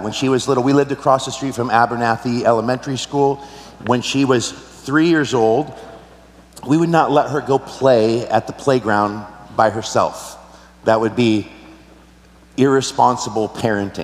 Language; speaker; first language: English; native; English